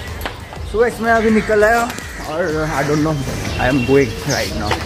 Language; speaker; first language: Hindi; non-native, local second language; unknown